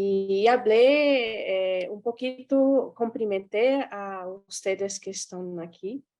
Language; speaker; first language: Spanish; non-native, learner; Portuguese